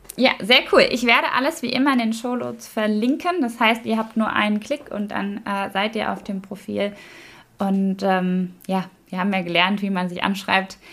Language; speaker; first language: German; native; German